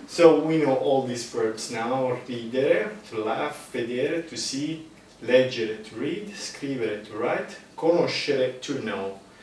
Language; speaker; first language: English; non-native, fluent; Italian